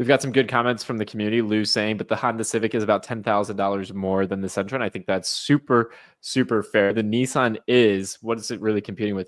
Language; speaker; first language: English; native; English